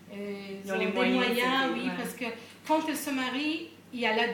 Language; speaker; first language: French; non-native, fluent; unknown